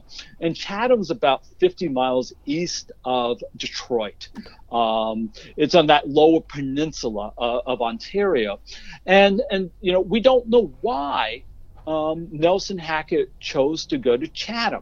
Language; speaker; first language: English; native; English